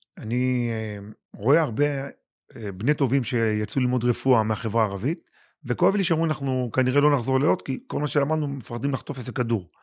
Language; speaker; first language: Hebrew; native; Hebrew